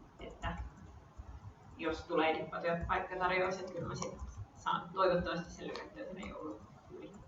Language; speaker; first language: Finnish; native; Finnish